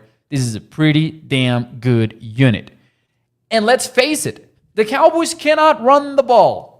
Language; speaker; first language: English; native; English